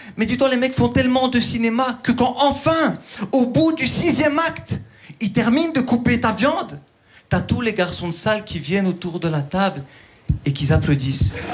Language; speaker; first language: French; early bilingual, other home language; Turkish